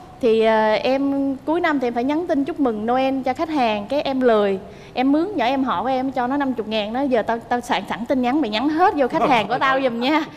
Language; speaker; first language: Vietnamese; native; Vietnamese